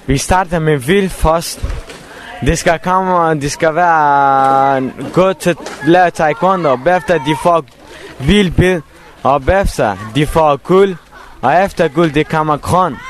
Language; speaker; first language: Danish; non-native, learner; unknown